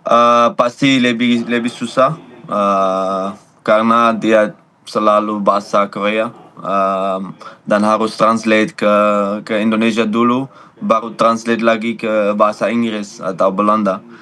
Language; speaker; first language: Indonesian; non-native, fluent; Dutch